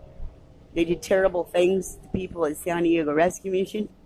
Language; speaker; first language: English; native; English